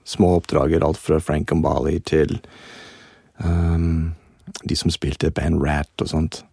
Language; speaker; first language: Norwegian; non-native, fluent; English